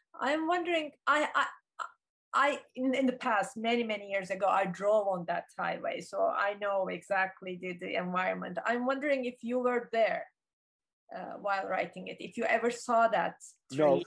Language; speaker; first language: English; non-native, fluent; Turkish